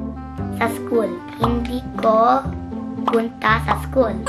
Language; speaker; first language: Filipino; early bilingual, heritage; Filipino